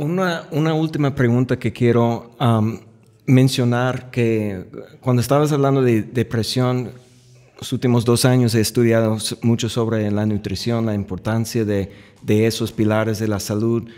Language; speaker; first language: Spanish; non-native, fluent; English